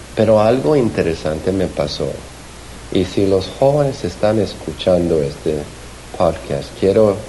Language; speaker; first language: Spanish; early bilingual, heritage; Spanish